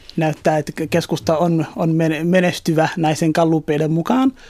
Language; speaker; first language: Finnish; early bilingual, other home language; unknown